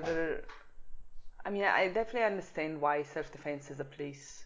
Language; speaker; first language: English; non-native, fluent; Italian